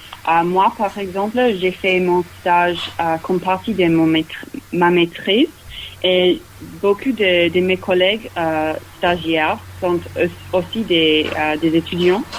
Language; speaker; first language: French; non-native, fluent; English